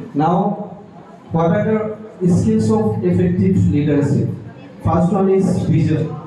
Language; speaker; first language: English; non-native, local second language; Assamese